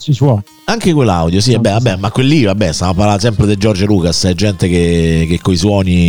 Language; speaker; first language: Italian; native; Italian